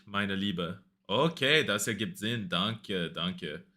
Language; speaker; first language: German; non-native, learner; English